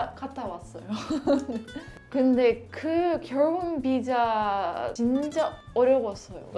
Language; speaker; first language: Korean; non-native, learner; Dutch